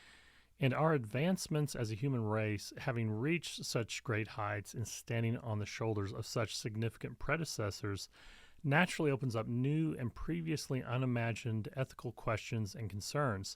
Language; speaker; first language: English; native; English